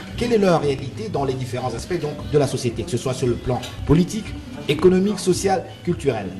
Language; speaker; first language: French; non-native, local second language; Lingala